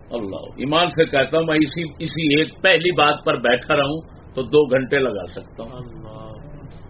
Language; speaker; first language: Urdu; non-native, local second language; Punjabi